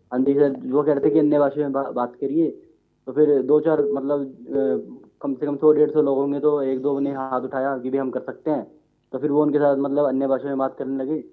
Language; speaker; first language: Hindi; native; Hindi